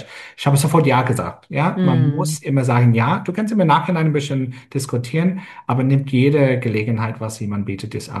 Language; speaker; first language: German; non-native, fluent; English